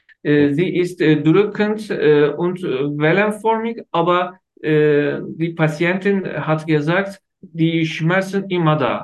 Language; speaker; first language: German; non-native, learner; Turkish